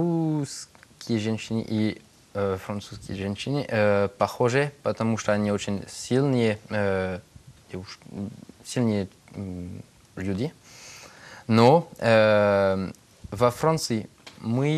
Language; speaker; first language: Russian; non-native, learner; French